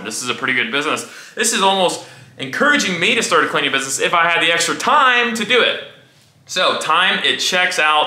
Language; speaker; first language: English; native; English